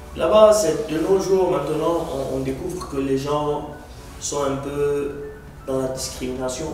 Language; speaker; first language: French; non-native, local second language; Arabic